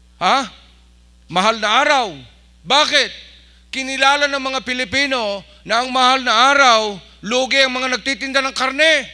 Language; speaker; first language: Filipino; non-native, local second language; Iloko